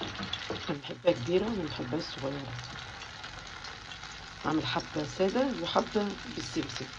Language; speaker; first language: Arabic; native; Arabic